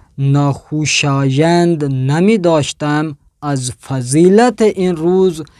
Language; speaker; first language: Persian; non-native, fluent; Urdu